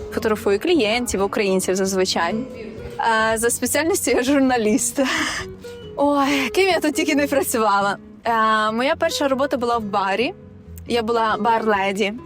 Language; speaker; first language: Ukrainian; native; Ukrainian